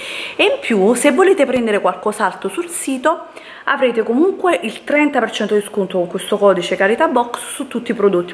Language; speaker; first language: Italian; native; Italian